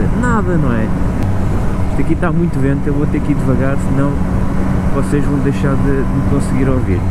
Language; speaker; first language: Portuguese; native; Portuguese